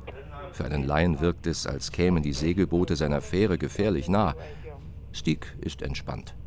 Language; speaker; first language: German; native; German